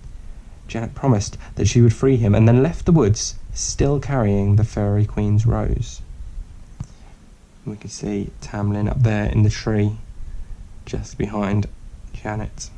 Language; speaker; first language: English; native; English